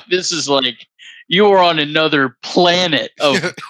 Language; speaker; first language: English; native; English